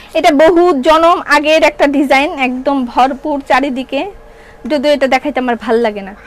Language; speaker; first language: Bangla; native; Bangla